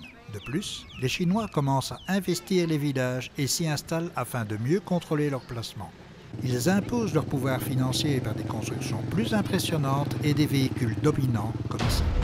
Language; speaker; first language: French; native; French